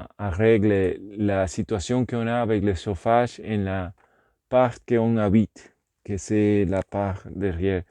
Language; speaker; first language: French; non-native, learner; Spanish